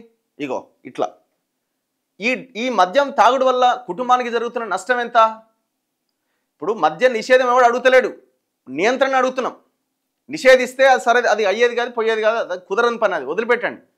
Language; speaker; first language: Telugu; native; Telugu